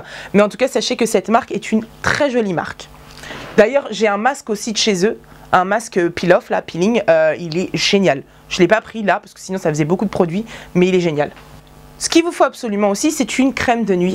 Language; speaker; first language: French; native; French